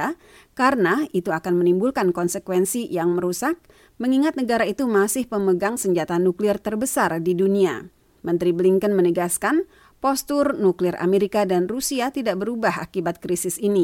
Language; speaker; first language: Indonesian; native; Indonesian